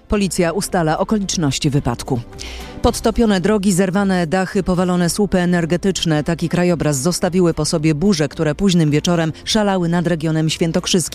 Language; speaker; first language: Polish; native; Polish